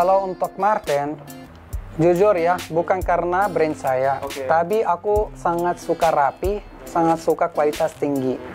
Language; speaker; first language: Indonesian; non-native, fluent; Arabic